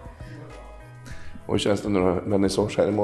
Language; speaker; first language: Swedish; native; Swedish